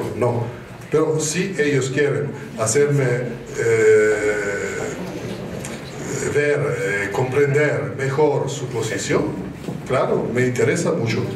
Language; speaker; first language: Spanish; non-native, fluent; Italian